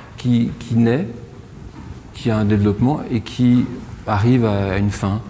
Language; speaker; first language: French; native; French